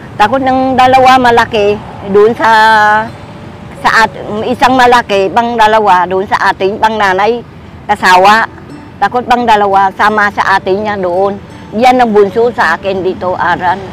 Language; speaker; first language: Filipino; non-native, learner; Vietnamese